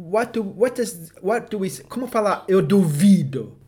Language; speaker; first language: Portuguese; non-native, fluent; English